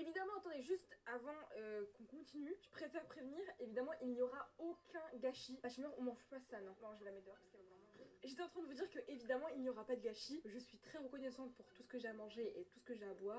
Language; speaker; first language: French; native; French